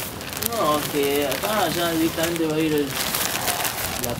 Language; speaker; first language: Spanish; native; Spanish